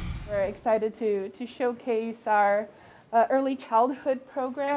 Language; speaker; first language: English; early bilingual, other home language; Spanish